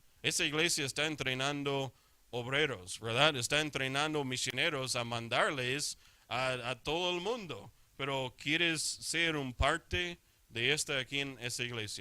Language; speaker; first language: Spanish; non-native, fluent; English